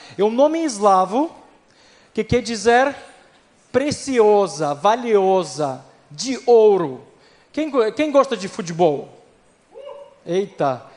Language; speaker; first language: Portuguese; non-native, fluent; Ukrainian